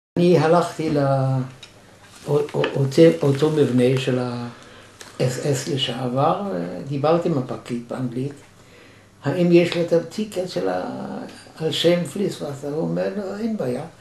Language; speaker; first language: Hebrew; non-native, fluent; German